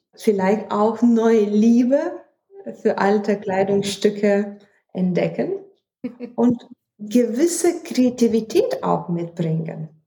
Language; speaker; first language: German; non-native, fluent; Lithuanian